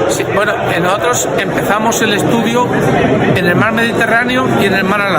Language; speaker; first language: Spanish; native; Spanish